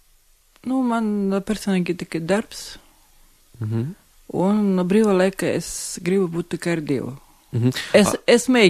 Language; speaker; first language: Latvian; non-native, local second language; Russian